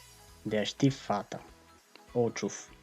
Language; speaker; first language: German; non-native, fluent; Macedonian